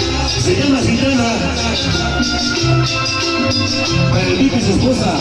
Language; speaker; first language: Spanish; native; Spanish